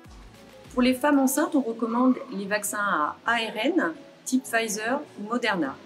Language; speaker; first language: French; native; French